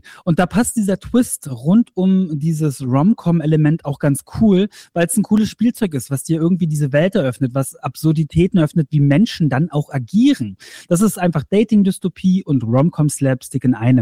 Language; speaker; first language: German; native; German